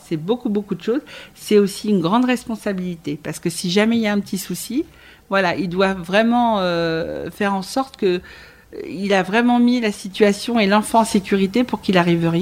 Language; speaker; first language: French; native; French